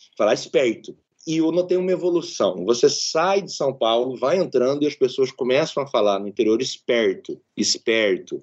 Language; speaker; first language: Portuguese; native; Portuguese